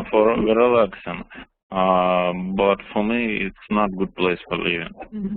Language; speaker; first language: English; non-native, learner; Russian